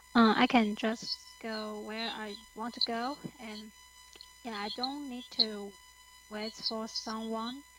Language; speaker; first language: English; non-native, learner; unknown